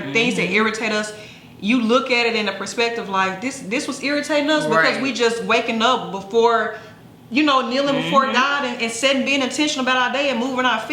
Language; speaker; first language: English; native; English